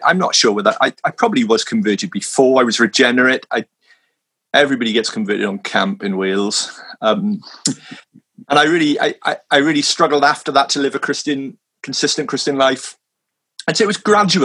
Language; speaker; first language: English; native; English